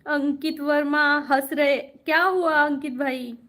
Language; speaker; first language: Hindi; non-native, local second language; Marathi